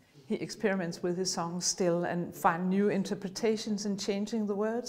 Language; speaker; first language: English; non-native, fluent; Danish